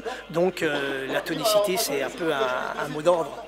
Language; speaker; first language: French; native; French